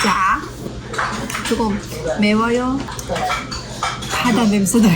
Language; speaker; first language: Korean; non-native, learner; Persian